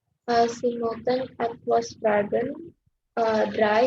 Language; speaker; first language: German; non-native, learner; Indonesian